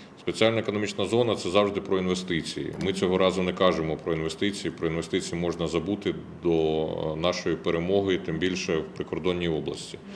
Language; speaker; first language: Ukrainian; native; Ukrainian